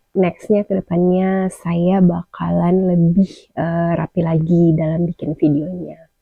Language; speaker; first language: Indonesian; native; Indonesian